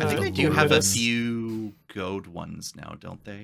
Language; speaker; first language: English; native; English